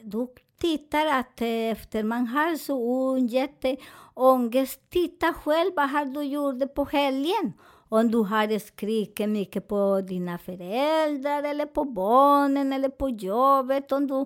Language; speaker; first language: Swedish; non-native, fluent; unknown